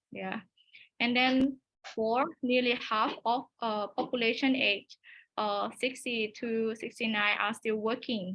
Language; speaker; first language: English; non-native, learner; Thai